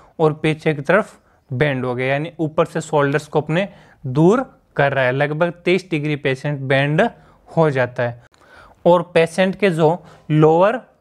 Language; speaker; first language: Hindi; native; Hindi